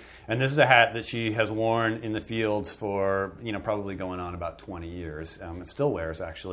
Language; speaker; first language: English; native; English